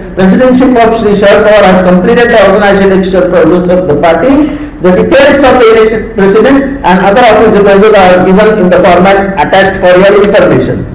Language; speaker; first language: English; non-native, local second language; Marathi